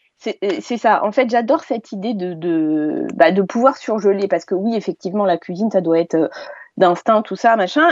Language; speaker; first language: French; native; French